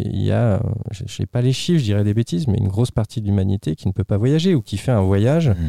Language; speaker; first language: French; native; French